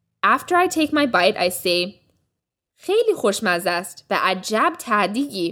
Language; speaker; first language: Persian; early bilingual, heritage; Persian